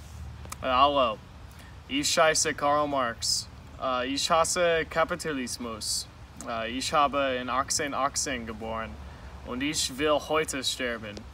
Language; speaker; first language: German; non-native, learner; English